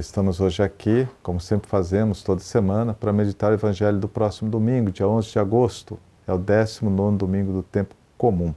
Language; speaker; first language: Portuguese; native; Portuguese